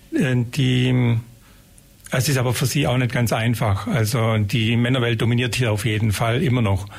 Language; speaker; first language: German; native; German